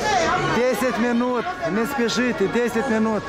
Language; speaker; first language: Russian; non-native, local second language; Romanian